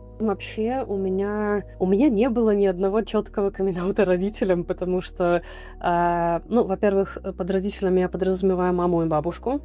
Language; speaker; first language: Russian; native; Russian